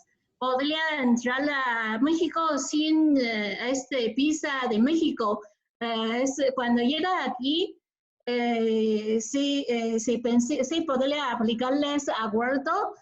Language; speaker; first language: Spanish; non-native, learner; Chinese